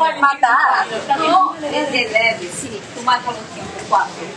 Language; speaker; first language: Spanish; non-native, learner; Portuguese